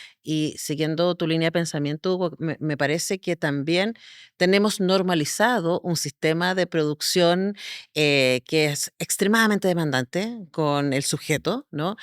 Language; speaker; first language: Spanish; native; Spanish